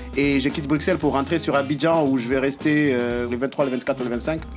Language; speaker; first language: French; non-native, local second language; Swahili